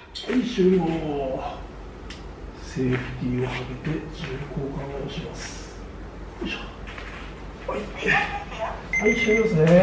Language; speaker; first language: Japanese; native; Japanese